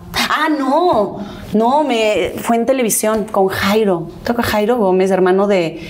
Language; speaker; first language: Spanish; early bilingual, other home language; Catalan